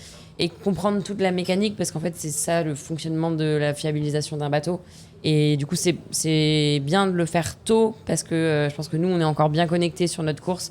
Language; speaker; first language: French; native; French